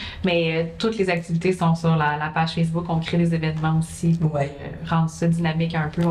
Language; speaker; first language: French; native; French